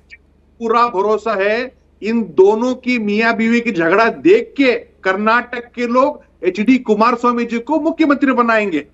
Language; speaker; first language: Hindi; non-native, local second language; Kannada